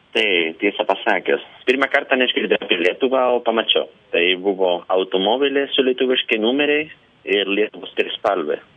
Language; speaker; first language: Lithuanian; non-native, learner; Spanish